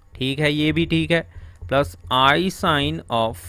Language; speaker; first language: Hindi; non-native, local second language; Bangla